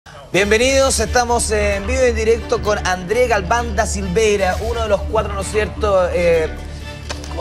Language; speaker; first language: Spanish; native; Spanish